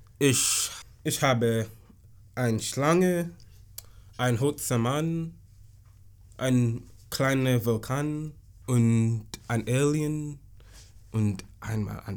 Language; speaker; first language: German; non-native, learner; English